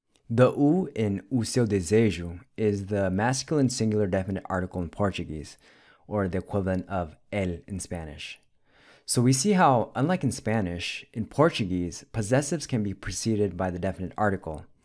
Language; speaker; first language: English; native; English